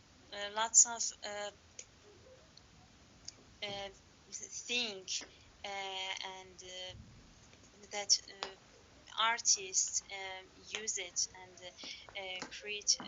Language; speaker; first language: English; non-native, learner; Persian